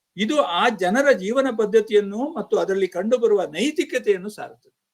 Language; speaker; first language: Kannada; native; Kannada